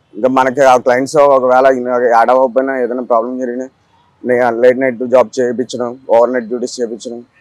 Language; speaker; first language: Telugu; native; Telugu